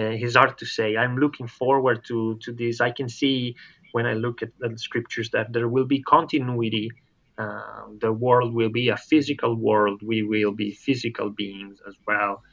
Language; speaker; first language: English; non-native, fluent; Italian